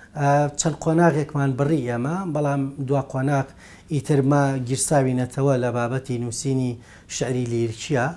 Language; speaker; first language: Central Kurdish; native; Central Kurdish